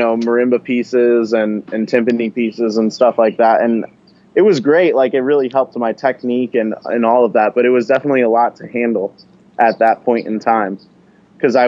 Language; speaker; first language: English; native; English